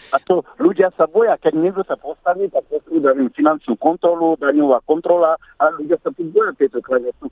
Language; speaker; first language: Slovak; non-native, fluent; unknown